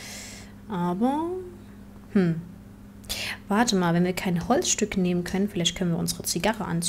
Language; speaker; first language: German; native; German